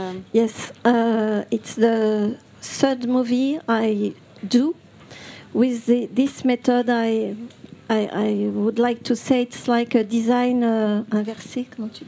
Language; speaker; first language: English; non-native, fluent; French